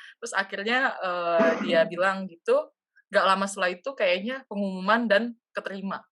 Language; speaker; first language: Indonesian; native; Indonesian